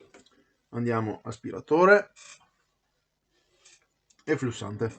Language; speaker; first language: Italian; native; Italian